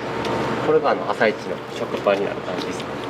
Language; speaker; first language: Japanese; native; Japanese